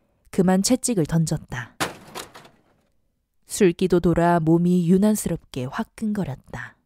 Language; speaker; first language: Korean; native; Korean